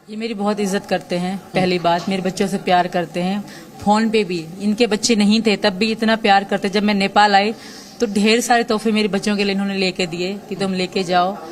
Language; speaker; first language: Urdu; non-native, local second language; Sindhi